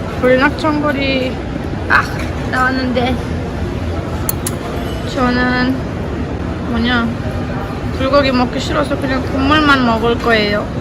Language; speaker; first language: Korean; non-native, fluent; Romanian